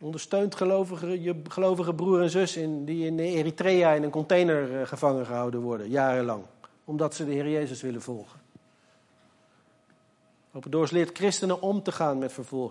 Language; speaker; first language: Dutch; native; Dutch